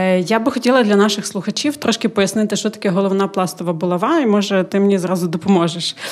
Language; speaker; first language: Ukrainian; native; Ukrainian